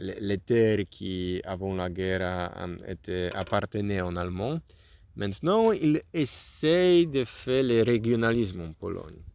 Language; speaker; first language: French; non-native, learner; Polish